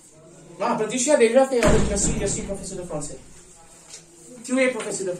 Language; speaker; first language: French; non-native, fluent; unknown